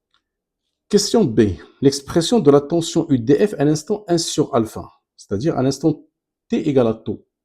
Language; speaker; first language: French; non-native, local second language; Arabic